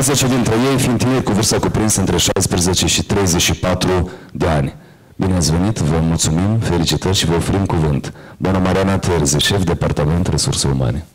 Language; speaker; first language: Romanian; native; Romanian